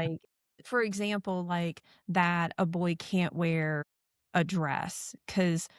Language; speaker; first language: English; native; English